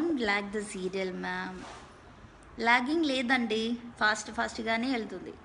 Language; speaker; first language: Telugu; non-native, local second language; Malayalam